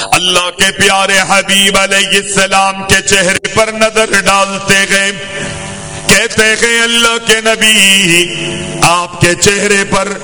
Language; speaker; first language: Urdu; native; Urdu